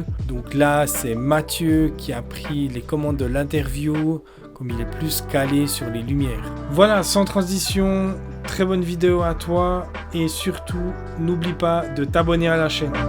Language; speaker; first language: French; native; French